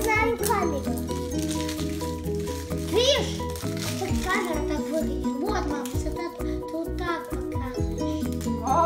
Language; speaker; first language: Russian; early bilingual, heritage; Russian